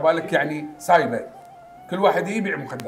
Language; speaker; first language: Arabic; native; Arabic